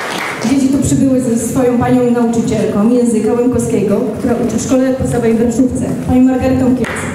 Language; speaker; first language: Polish; native; Polish